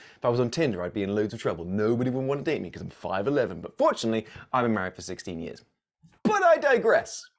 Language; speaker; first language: English; native; English